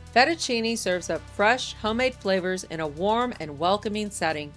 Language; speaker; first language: English; native; English